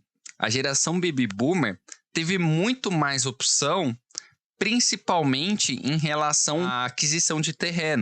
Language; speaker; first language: Portuguese; native; Portuguese